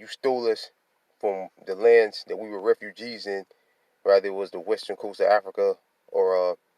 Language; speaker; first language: English; native; English